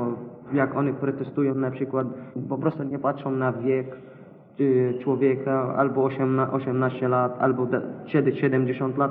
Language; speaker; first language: Polish; non-native, learner; Arabic